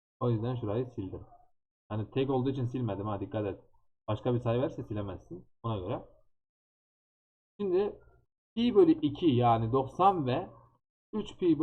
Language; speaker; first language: Turkish; native; Turkish